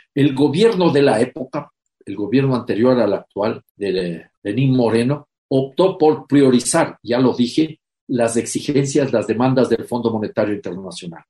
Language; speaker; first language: Spanish; native; Spanish